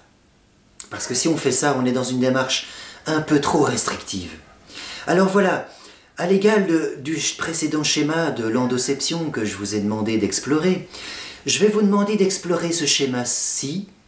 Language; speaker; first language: French; native; French